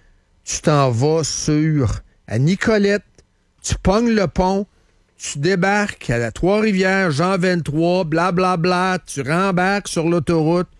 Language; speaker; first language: French; native; French